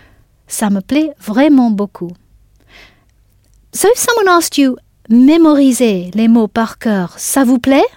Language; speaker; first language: French; non-native, fluent; English